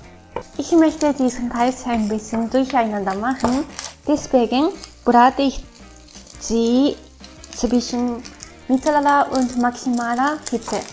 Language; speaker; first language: German; non-native, learner; Japanese